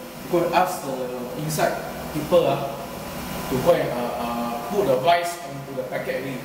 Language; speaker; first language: English; non-native, local second language; Chinese